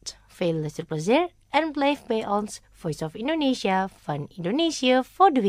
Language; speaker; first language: Dutch; non-native, local second language; Indonesian